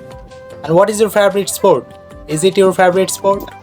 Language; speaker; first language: English; non-native, fluent; Bangla